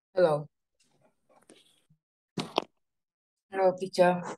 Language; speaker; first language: English; non-native, learner; Vietnamese